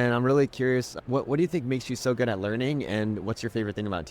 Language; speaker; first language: English; native; English